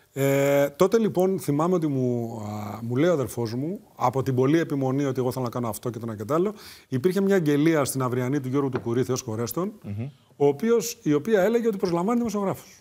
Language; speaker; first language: Greek; native; Greek